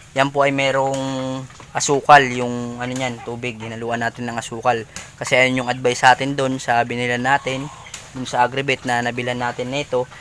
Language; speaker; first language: Filipino; native; Filipino